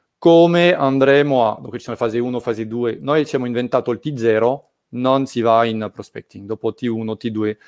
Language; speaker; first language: Italian; non-native, fluent; French